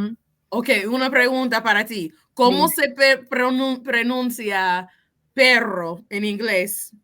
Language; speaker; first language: Spanish; non-native, fluent; English